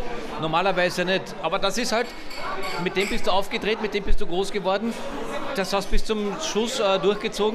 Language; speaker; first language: German; native; German